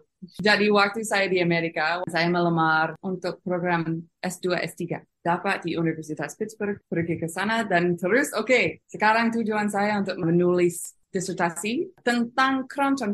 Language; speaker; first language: Indonesian; non-native, fluent; English